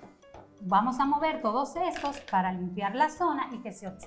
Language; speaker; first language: Spanish; native; Spanish